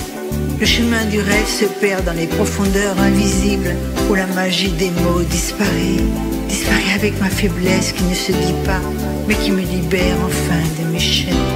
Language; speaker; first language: French; native; French